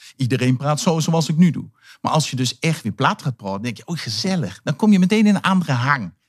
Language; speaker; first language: Dutch; native; Dutch